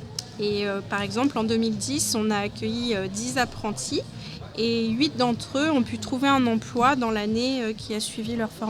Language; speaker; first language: French; native; French